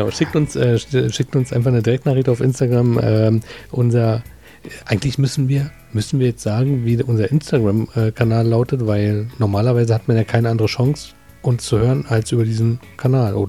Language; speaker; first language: German; native; German